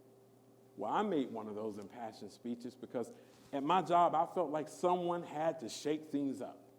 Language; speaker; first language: English; native; English